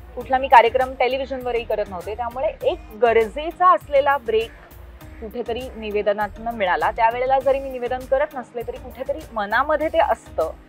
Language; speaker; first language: Marathi; native; Marathi